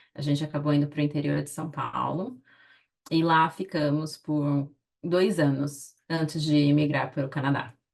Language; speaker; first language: Portuguese; native; Portuguese